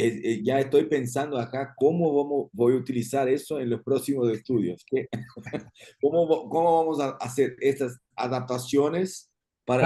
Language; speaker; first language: Spanish; non-native, fluent; Portuguese